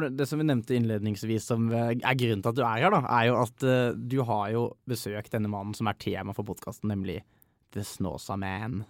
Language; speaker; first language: Norwegian; native; Norwegian